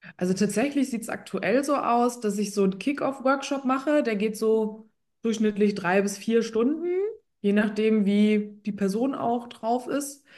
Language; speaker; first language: German; early bilingual, other home language; Polish